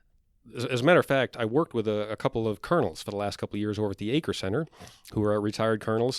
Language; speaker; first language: English; native; English